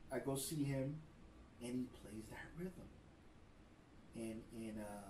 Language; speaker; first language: English; early bilingual, other home language; Spanish